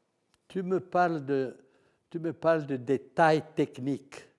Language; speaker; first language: French; non-native, fluent; Italian